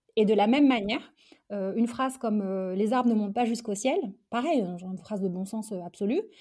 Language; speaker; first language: French; early bilingual, other home language; Arabic